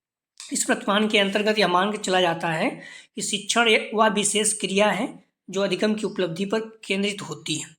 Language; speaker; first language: Hindi; native; Hindi